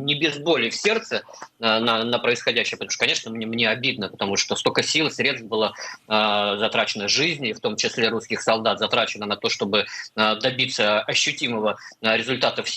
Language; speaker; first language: Russian; native; Russian